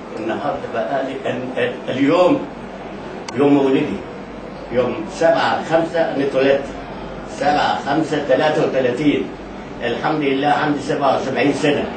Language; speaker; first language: Egyptian Arabic; non-native, local second language; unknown